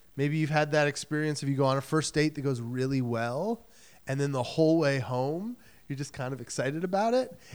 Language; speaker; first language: English; native; English